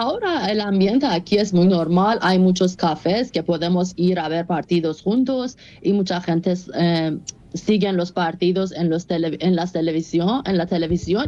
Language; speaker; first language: Spanish; non-native, fluent; Persian